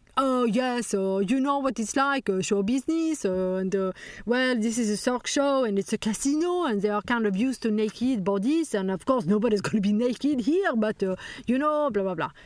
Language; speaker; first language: English; non-native, fluent; Swedish